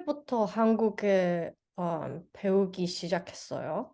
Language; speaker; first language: Korean; non-native, learner; English